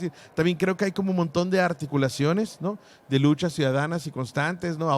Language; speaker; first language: Spanish; native; Spanish